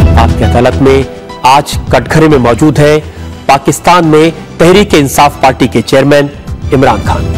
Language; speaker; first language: Hindi; native; Hindi